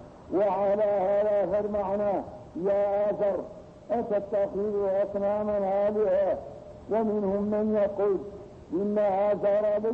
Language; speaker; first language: Arabic; native; Arabic